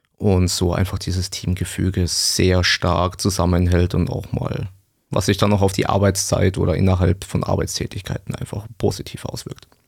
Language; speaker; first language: German; native; German